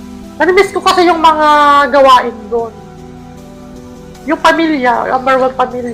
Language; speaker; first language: Filipino; non-native, local second language; Iloko